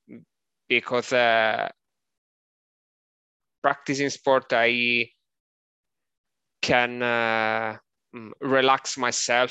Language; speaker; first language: English; non-native, learner; Italian